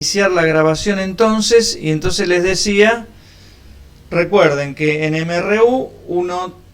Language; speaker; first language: Spanish; native; Spanish